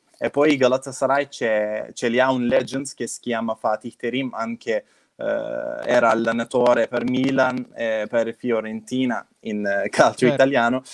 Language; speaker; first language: Italian; non-native, fluent; Turkish